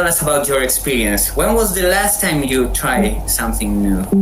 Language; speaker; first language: English; non-native, fluent; Spanish